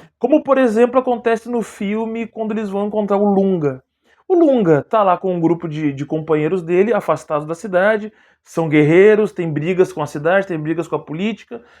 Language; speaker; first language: Portuguese; native; Portuguese